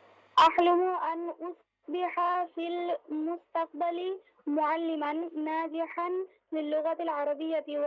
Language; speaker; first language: Arabic; non-native, learner; Bangla